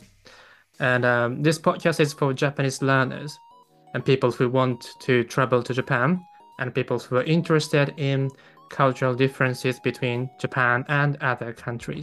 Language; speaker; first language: English; non-native, fluent; Japanese